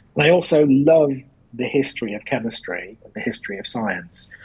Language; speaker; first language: English; native; English